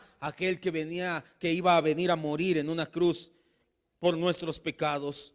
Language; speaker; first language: Spanish; native; Spanish